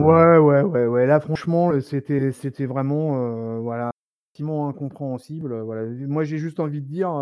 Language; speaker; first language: French; native; French